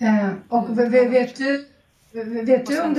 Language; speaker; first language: Swedish; native; Swedish